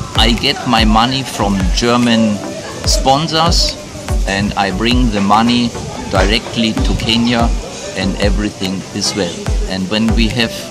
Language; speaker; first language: English; non-native, fluent; German